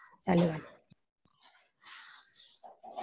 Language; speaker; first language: Spanish; native; Spanish